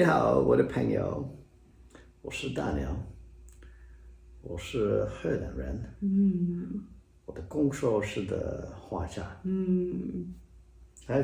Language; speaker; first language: Chinese; non-native, learner; Dutch